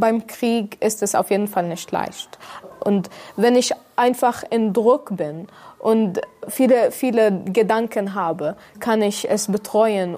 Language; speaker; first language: German; non-native, fluent; Arabic